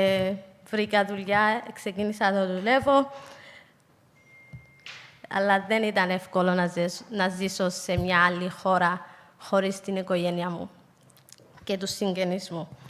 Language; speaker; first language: Greek; non-native, fluent; Somali